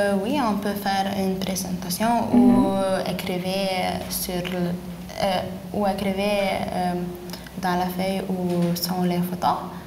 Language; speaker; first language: French; non-native, learner; Lithuanian